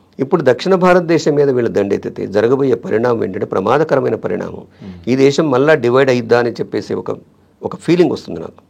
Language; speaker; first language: Telugu; native; Telugu